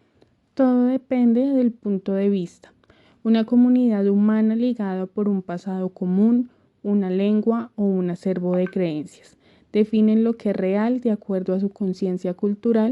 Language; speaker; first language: Spanish; native; Spanish